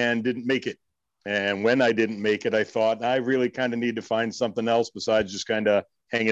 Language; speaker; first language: English; native; English